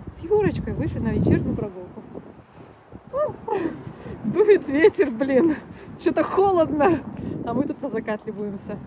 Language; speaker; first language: Russian; native; Russian